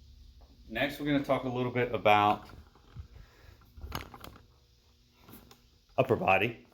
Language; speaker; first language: English; native; English